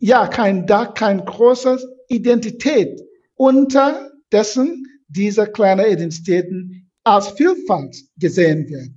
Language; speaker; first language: German; non-native, fluent; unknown